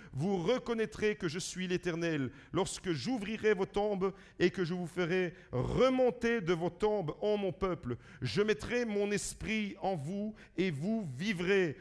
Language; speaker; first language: French; early bilingual, other home language; Italian